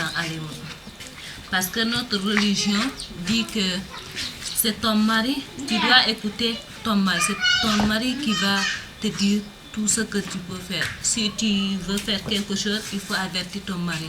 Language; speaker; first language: French; non-native, learner; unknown